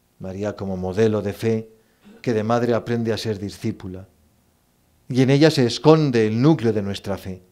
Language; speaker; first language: Spanish; native; Spanish